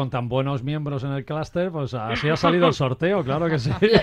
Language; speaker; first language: Spanish; native; Spanish